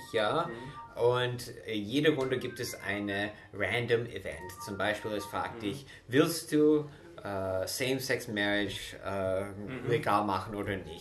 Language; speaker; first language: German; non-native, fluent; English